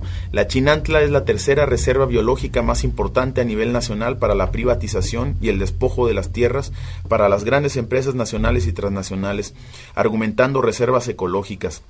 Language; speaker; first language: Spanish; native; Spanish